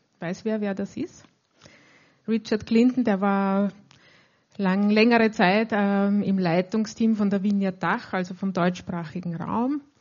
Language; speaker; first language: German; native; German